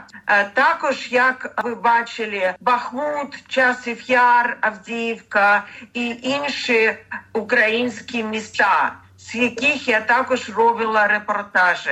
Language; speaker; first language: Ukrainian; non-native, learner; Russian